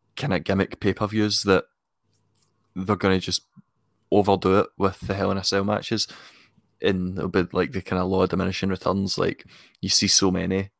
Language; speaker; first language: English; native; English